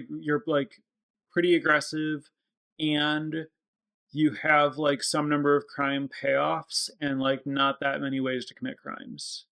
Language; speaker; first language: English; native; English